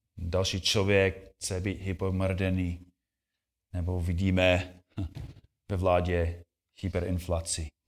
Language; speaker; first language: Czech; non-native, fluent; English